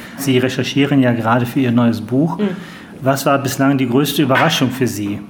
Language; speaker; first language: German; native; German